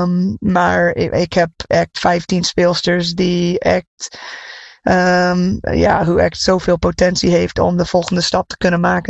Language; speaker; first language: Dutch; non-native, fluent; English